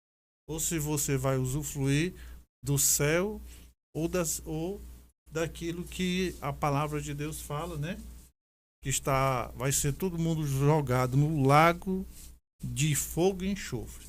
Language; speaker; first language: Portuguese; native; Portuguese